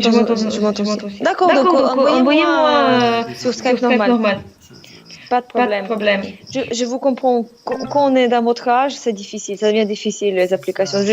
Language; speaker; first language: French; non-native, fluent; Russian